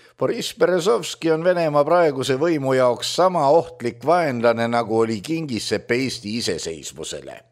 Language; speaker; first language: Estonian; native; Estonian